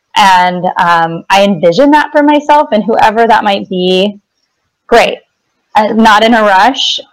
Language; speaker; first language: English; native; English